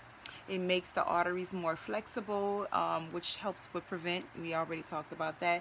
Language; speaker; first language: English; native; English